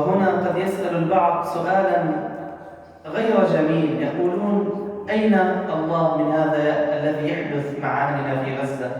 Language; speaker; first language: Arabic; native; Arabic